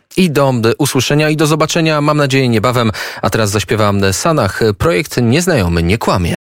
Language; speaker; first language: Polish; native; Polish